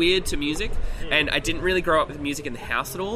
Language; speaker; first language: English; native; English